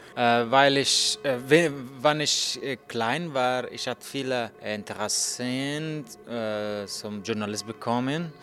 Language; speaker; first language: German; non-native, learner; Persian